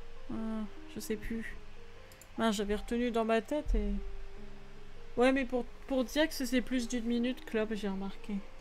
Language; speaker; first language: French; native; French